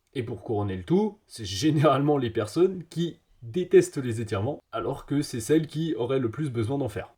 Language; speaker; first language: French; native; French